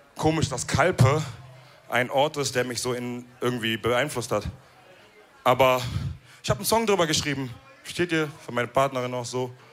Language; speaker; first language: German; early bilingual, other home language; Wolof